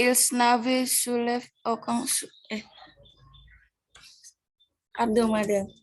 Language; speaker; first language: French; non-native, learner; Indonesian